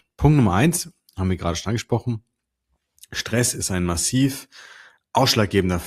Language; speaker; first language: German; native; German